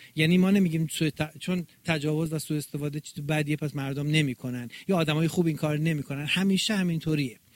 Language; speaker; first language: Persian; native; Persian